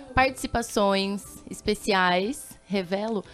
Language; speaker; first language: Portuguese; native; Portuguese